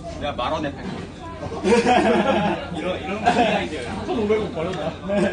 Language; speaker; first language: Korean; native; Korean